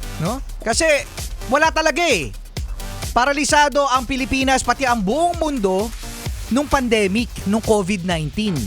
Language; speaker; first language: Filipino; native; Filipino